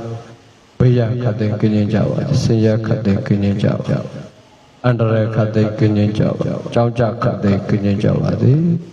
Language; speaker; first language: Burmese; native; Burmese